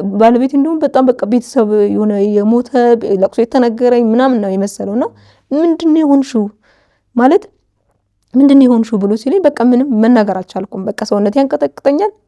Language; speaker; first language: Amharic; native; Amharic